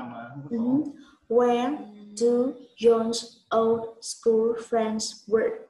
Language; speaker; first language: English; non-native, learner; Vietnamese